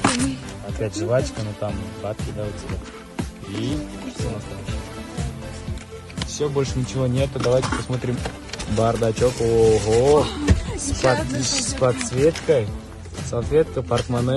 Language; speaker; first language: Russian; non-native, local second language; Kazakh